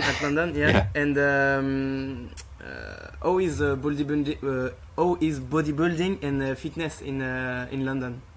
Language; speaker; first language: English; non-native, learner; French